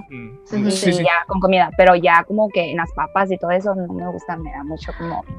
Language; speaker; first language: Spanish; early bilingual, other home language; Chinese